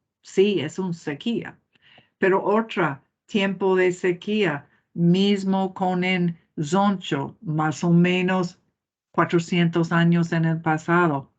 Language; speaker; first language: Spanish; non-native, fluent; English